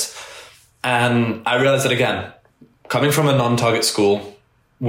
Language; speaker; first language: English; native; English